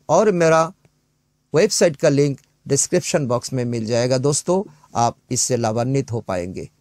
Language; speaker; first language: Hindi; non-native, local second language; Bangla